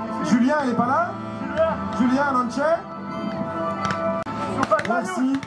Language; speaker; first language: French; native; French